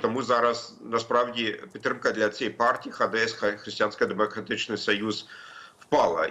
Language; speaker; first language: Ukrainian; non-native, fluent; German